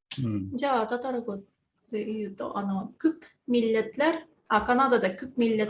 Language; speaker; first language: Japanese; non-native, fluent; Tatar